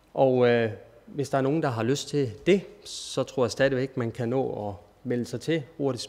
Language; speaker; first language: Danish; native; Danish